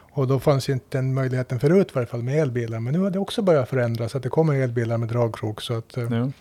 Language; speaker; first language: Swedish; native; Swedish